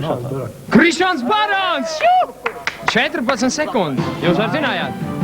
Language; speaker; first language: Latvian; native; Latvian